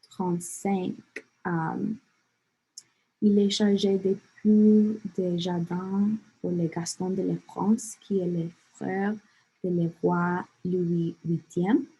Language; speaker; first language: French; non-native, learner; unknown